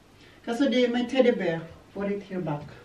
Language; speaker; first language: German; non-native, learner; Filipino